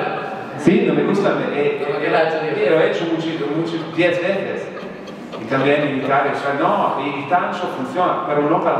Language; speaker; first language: Spanish; non-native, fluent; English